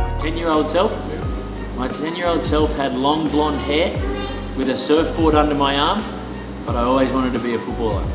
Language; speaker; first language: English; native; English